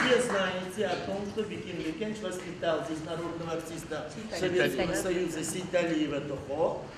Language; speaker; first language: Russian; non-native, local second language; Kazakh